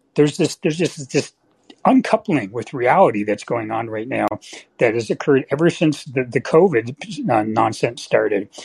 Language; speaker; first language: English; native; English